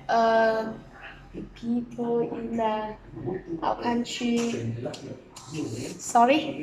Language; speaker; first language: English; non-native, learner; Vietnamese